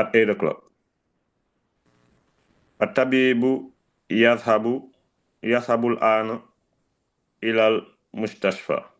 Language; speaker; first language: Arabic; non-native, learner; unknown